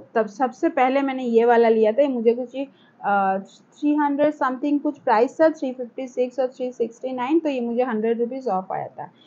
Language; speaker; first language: Hindi; non-native, local second language; Bangla